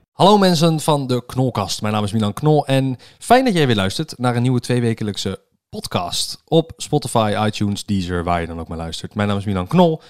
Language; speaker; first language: Dutch; native; Dutch